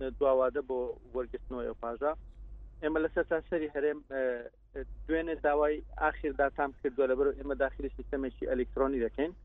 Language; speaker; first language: Central Kurdish; non-native, local second language; Kurdish